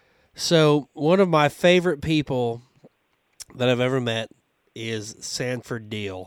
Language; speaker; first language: English; native; English